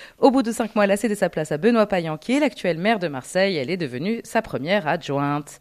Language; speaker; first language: French; native; French